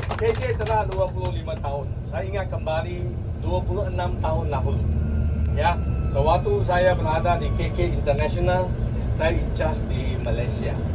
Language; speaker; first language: Malay; non-native, local second language; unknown